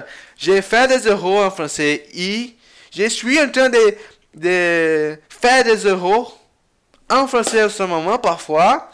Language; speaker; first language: French; non-native, learner; Portuguese